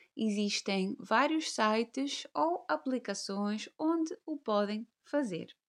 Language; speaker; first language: Portuguese; native; Portuguese